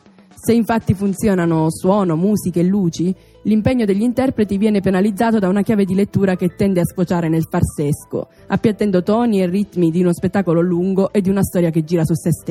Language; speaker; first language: Italian; native; Italian